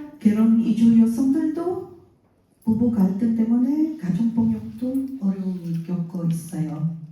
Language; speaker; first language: Korean; non-native, fluent; Filipino